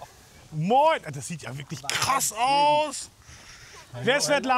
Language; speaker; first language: German; native; German